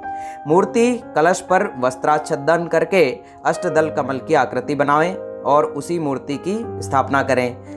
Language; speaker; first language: Hindi; native; Hindi